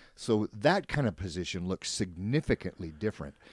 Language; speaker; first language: English; native; English